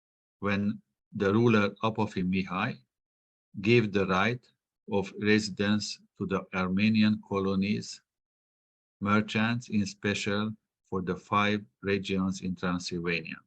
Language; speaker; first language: English; non-native, fluent; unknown